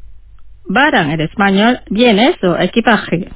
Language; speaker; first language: Spanish; non-native, fluent; Indonesian